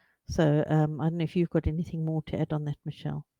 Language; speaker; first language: English; native; English